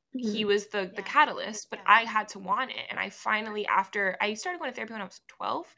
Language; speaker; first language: English; early bilingual, other home language; Spanish